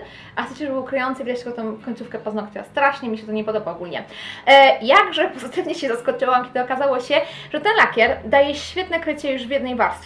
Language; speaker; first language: Polish; native; Polish